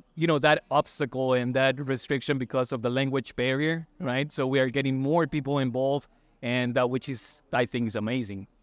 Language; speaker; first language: English; non-native, fluent; Spanish